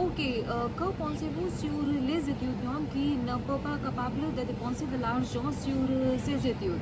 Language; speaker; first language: French; non-native, learner; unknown